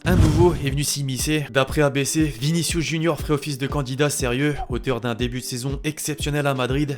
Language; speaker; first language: French; native; French